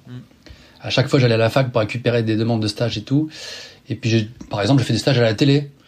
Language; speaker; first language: French; native; French